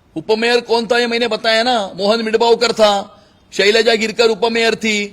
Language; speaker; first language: Hindi; non-native, local second language; Marathi